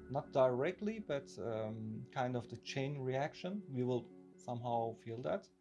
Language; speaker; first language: English; non-native, fluent; Turkish